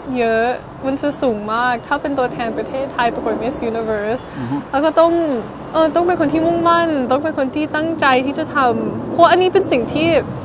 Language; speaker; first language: Thai; early bilingual, heritage; Thai